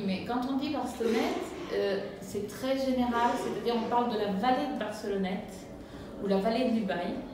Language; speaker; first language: French; early bilingual, heritage; French